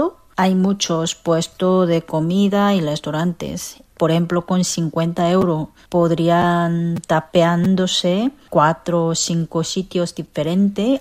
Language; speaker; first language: Spanish; non-native, fluent; Korean